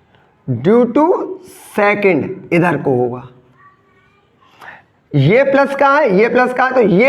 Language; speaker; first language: Hindi; native; Hindi